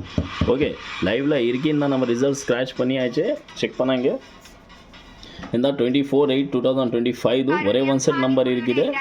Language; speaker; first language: Tamil; non-native, learner; Kannada